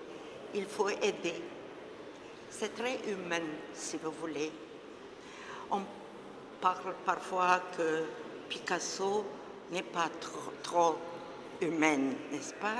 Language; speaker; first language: French; non-native, fluent; Russian